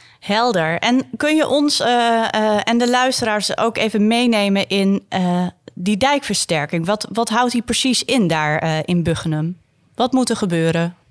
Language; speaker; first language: Dutch; native; Dutch